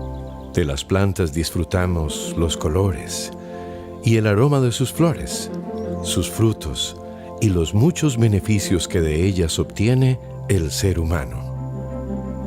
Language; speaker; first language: Spanish; native; Spanish